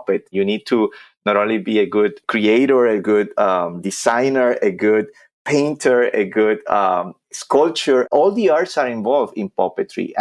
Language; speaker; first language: English; non-native, fluent; Spanish